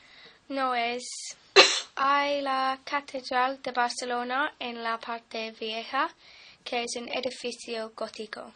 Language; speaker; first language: Spanish; non-native, fluent; English